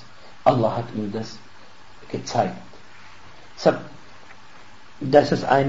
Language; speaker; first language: German; non-native, fluent; Arabic